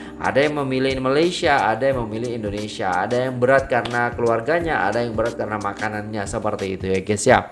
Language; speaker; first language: Indonesian; native; Indonesian